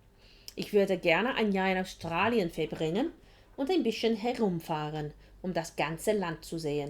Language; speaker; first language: German; non-native, fluent; English